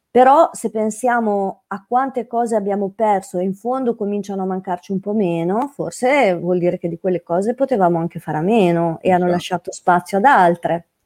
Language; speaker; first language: Italian; native; Italian